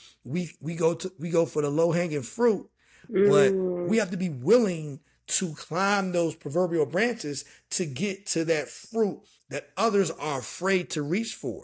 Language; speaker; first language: English; native; English